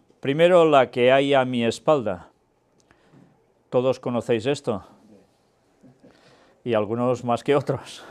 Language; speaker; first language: Spanish; native; Spanish